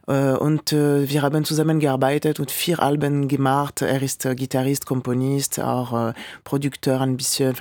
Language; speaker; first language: German; non-native, fluent; French